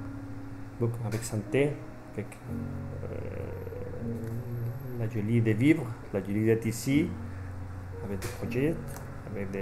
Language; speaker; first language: French; non-native, fluent; Spanish